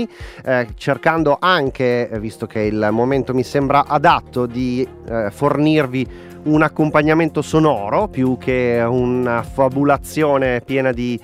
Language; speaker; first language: Italian; native; Italian